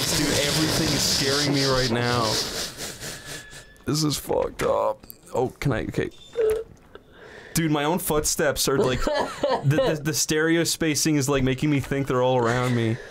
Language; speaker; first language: English; native; English